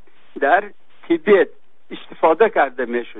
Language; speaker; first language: Persian; native; Persian